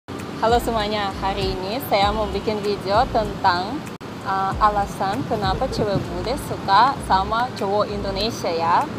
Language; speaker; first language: Indonesian; non-native, fluent; Russian